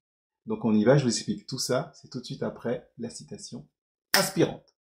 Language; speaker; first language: French; native; French